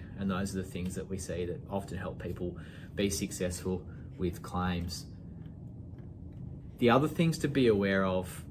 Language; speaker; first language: English; native; English